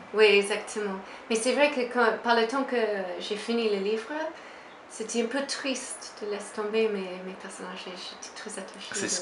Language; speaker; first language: French; non-native, fluent; English